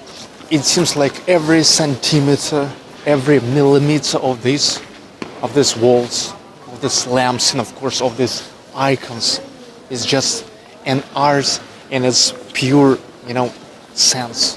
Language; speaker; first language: English; non-native, fluent; Russian